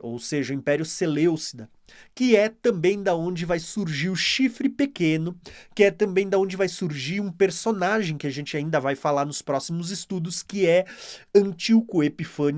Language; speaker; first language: Portuguese; native; Portuguese